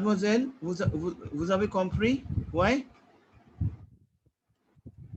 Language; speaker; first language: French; non-native, fluent; Hindi